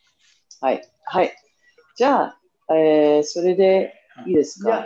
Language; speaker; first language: Japanese; non-native, fluent; English